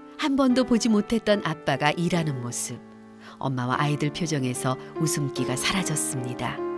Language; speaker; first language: Korean; native; Korean